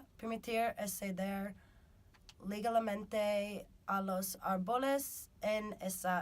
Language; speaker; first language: Spanish; non-native, fluent; English